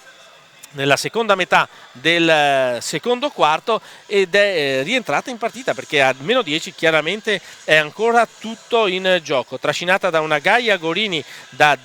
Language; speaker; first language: Italian; native; Italian